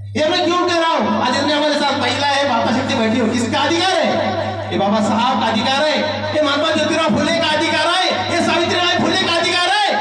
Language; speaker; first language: Hindi; non-native, local second language; Marathi